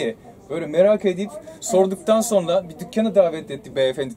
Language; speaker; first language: Turkish; non-native, fluent; Japanese